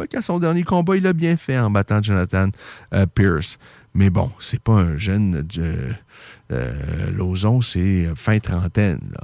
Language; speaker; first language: French; native; French